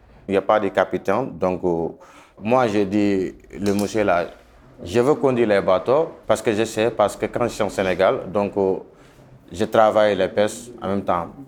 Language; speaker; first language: French; non-native, local second language; Wolof